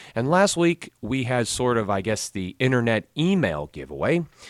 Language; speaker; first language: English; native; English